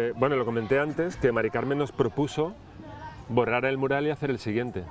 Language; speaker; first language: Spanish; native; Spanish